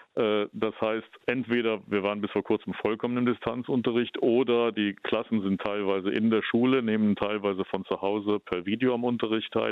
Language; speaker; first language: German; native; German